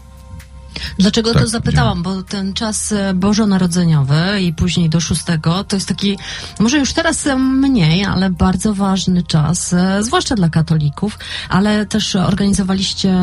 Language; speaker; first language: Polish; native; Polish